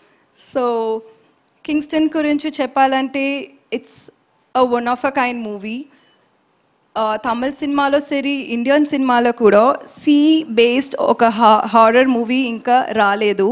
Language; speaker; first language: Telugu; non-native, local second language; Tamil